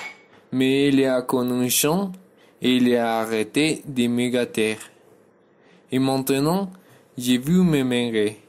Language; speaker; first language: French; non-native, learner; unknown